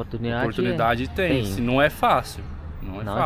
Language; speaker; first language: Portuguese; native; Portuguese